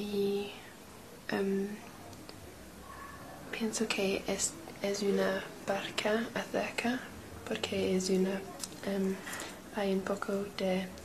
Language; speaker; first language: Spanish; non-native, learner; English